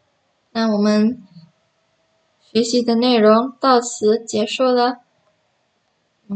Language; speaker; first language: Chinese; non-native, fluent; Indonesian